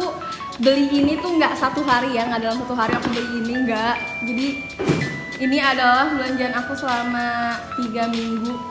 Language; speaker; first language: Indonesian; native; Indonesian